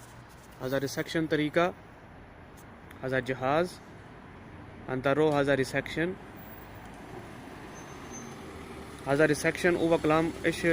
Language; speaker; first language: Arabic; non-native, learner; Urdu